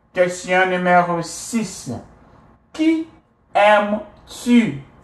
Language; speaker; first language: French; non-native, fluent; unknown